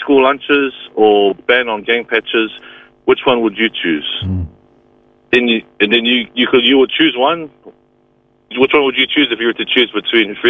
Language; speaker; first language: English; native; English